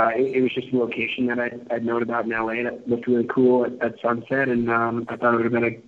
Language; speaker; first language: English; native; English